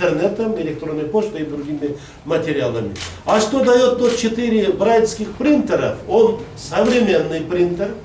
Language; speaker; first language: Russian; non-native, local second language; Kyrgyz